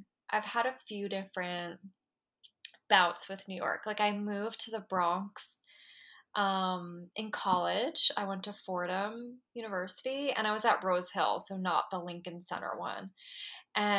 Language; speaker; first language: English; native; English